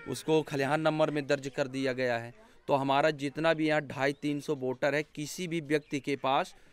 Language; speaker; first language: Hindi; native; Hindi